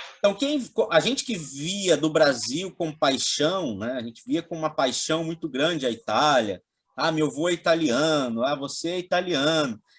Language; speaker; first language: Portuguese; native; Portuguese